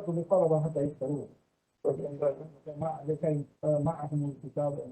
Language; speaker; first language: Arabic; non-native, fluent; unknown